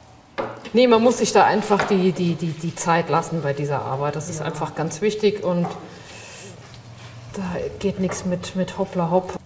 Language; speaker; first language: German; native; German